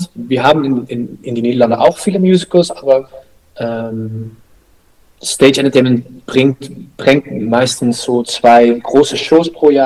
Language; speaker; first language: German; non-native, learner; Dutch